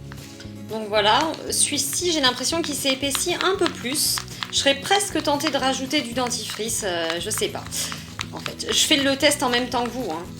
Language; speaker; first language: French; native; French